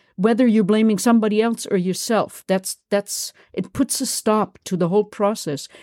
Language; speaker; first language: English; non-native, fluent; German